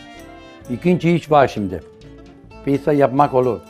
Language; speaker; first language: Turkish; non-native, learner; Italian